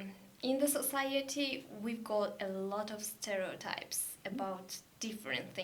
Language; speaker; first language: English; non-native, learner; Georgian